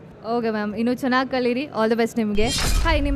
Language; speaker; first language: Kannada; native; Kannada